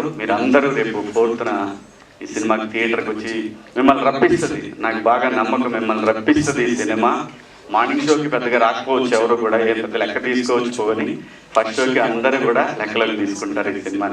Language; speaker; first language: Telugu; native; Telugu